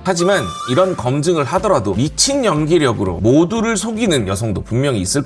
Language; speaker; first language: Korean; native; Korean